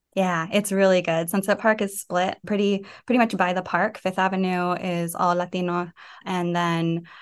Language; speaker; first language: English; native; English